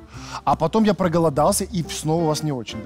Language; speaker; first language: Russian; native; Russian